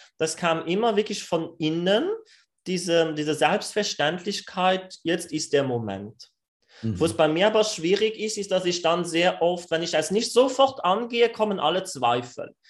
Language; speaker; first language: German; non-native, fluent; French